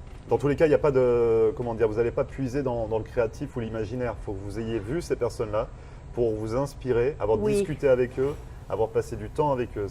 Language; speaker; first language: French; native; French